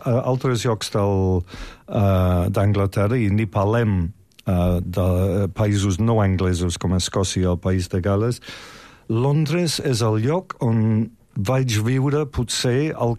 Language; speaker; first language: Catalan; non-native, fluent; English